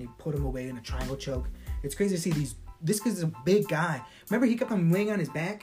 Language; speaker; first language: English; early bilingual, other home language; Spanish